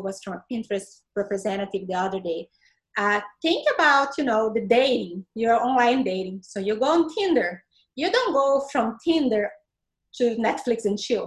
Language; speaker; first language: English; non-native, fluent; Portuguese